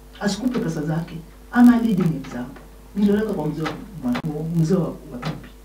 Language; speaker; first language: Swahili; non-native, local second language; Luyia